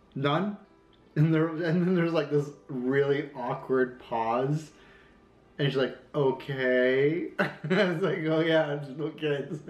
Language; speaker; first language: English; native; English